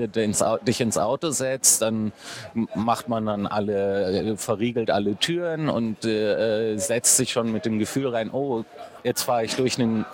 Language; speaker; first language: German; native; German